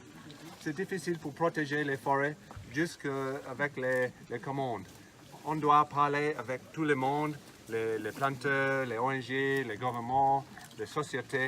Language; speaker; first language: French; non-native, learner; English